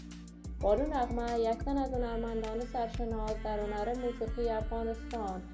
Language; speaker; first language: Persian; native; Persian